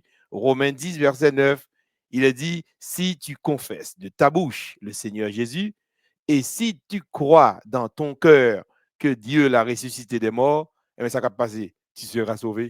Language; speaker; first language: French; non-native, local second language; Haitian Creole